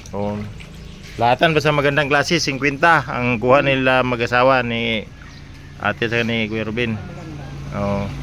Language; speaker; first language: Filipino; native; Filipino